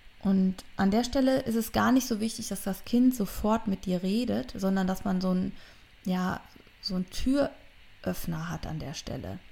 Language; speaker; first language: German; native; German